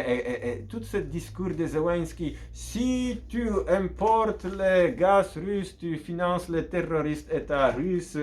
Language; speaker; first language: French; non-native, fluent; Polish